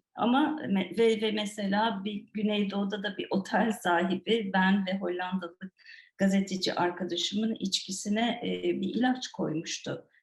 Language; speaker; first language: Turkish; non-native, fluent; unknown